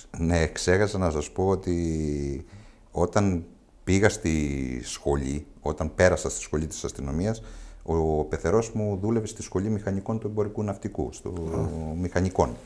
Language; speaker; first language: Greek; native; Greek